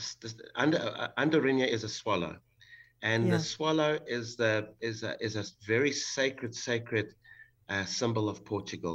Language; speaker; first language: English; native; English